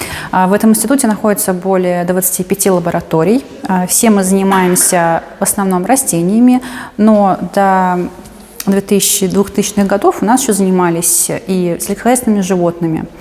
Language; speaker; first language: Russian; native; Russian